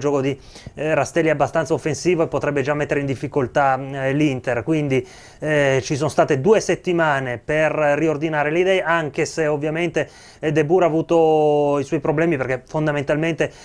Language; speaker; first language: Italian; native; Italian